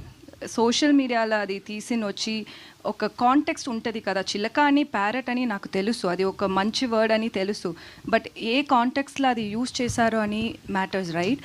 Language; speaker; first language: Telugu; non-native, learner; Tamil